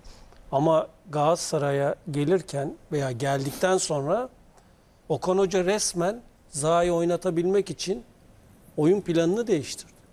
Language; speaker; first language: Turkish; native; Turkish